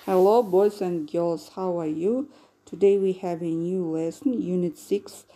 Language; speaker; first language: English; non-native, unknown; Kazakh